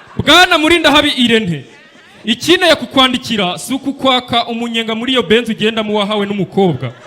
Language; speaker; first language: Kinyarwanda; native; Kinyarwanda